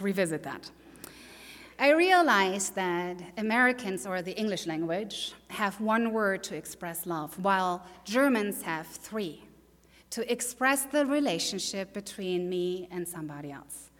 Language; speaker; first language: English; non-native, fluent; German